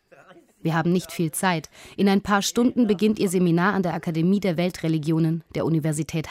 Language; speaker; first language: German; native; German